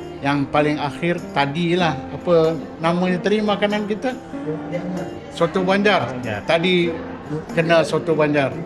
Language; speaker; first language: Malay; native; Malay